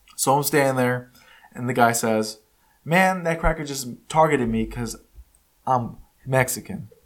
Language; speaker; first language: English; early bilingual, other home language; Spanish